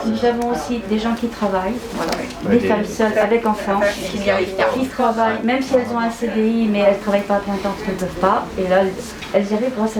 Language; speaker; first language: French; native; French